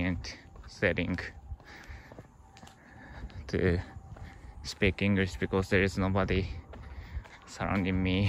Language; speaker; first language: English; non-native, learner; Japanese